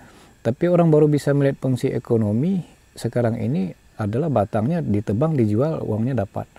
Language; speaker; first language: Indonesian; non-native, local second language; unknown